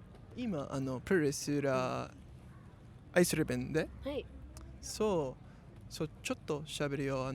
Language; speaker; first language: Japanese; non-native, learner; English